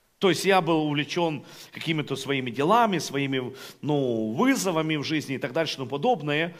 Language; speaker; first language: Russian; non-native, local second language; Ukrainian